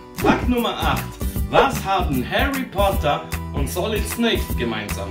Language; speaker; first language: German; early bilingual, other home language; Portuguese